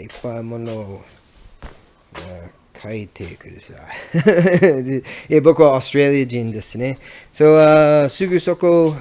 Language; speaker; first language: Japanese; non-native, learner; English